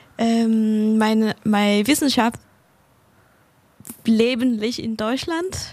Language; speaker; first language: German; non-native, learner; Vietnamese